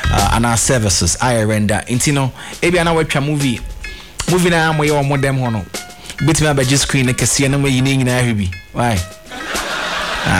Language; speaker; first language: English; non-native, local second language; Ewe